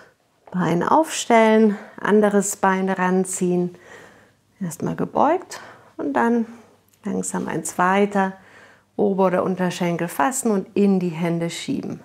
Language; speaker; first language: German; native; German